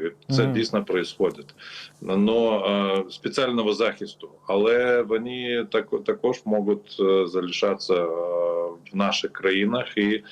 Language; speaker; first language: Ukrainian; non-native, learner; Lithuanian